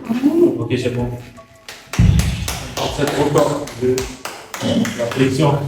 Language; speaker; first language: French; native; French